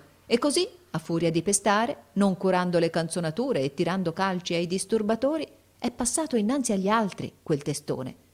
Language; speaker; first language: Italian; native; Italian